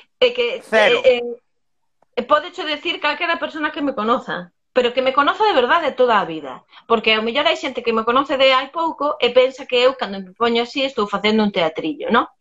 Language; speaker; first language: Galician; native; Galician